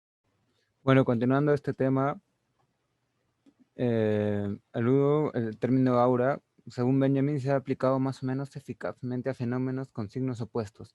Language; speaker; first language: Spanish; native; Spanish